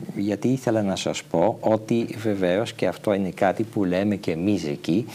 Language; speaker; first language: Greek; non-native, fluent; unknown